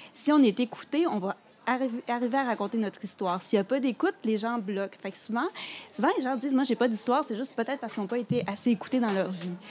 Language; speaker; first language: French; native; French